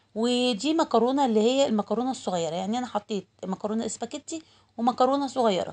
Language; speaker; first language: Arabic; native; Arabic